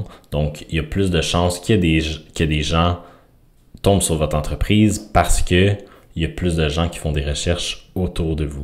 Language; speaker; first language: French; native; French